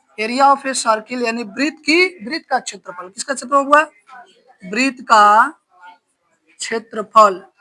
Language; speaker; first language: Hindi; native; Hindi